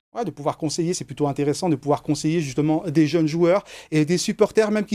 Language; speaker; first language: French; native; French